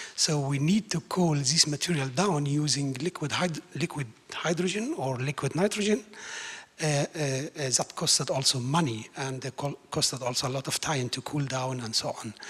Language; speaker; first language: English; non-native, fluent; Arabic